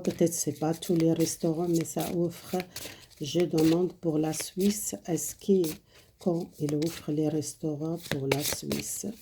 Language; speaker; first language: French; non-native, fluent; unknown